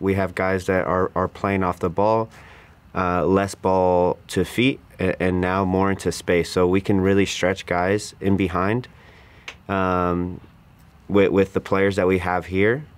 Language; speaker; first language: English; early bilingual, other home language; Spanish